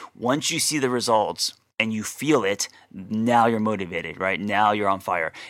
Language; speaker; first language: English; native; English